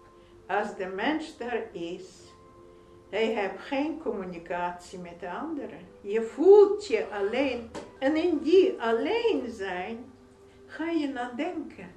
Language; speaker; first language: Dutch; non-native, fluent; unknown